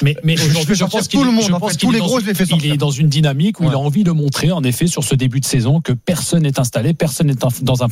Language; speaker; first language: French; native; French